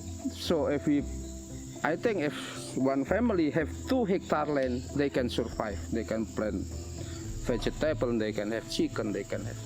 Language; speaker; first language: English; non-native, learner; Indonesian